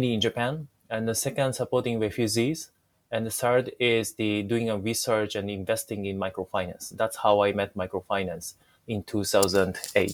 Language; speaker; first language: English; non-native, fluent; Japanese